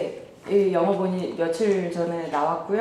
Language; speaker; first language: Korean; native; Korean